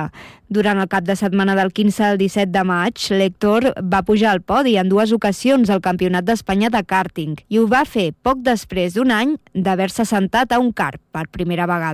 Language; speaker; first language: Catalan; native; Catalan